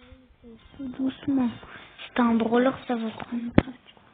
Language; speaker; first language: French; native; French